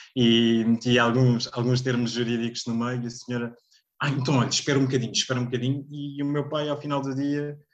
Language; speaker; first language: Portuguese; native; Portuguese